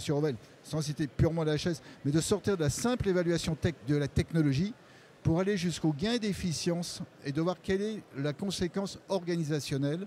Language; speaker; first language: French; native; French